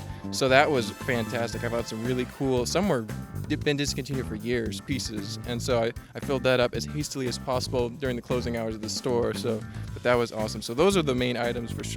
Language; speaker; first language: English; native; English